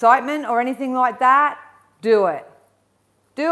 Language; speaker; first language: English; native; English